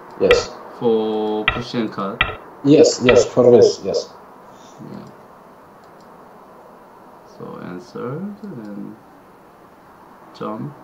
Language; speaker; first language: English; non-native, fluent; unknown